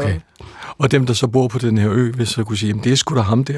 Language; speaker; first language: Danish; native; Danish